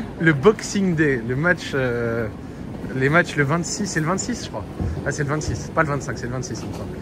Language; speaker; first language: French; native; French